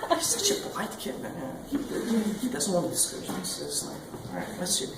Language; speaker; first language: English; non-native, fluent; Albanian